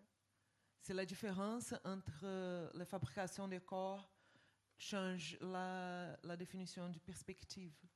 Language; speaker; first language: French; non-native, fluent; Portuguese